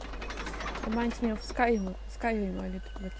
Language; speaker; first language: English; non-native, fluent; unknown